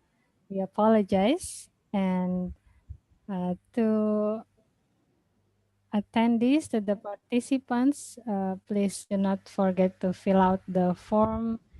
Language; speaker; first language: English; non-native, fluent; Indonesian